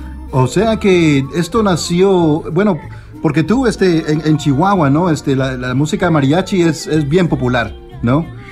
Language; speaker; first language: Spanish; native; Spanish